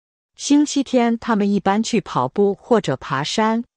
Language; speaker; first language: Chinese; non-native, learner; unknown